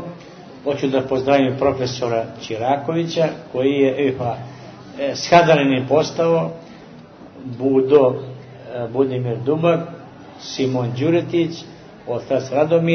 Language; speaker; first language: Serbian; early bilingual, heritage; Serbian